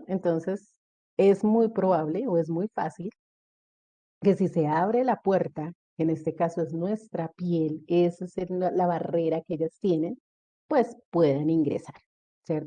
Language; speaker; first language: Spanish; native; Spanish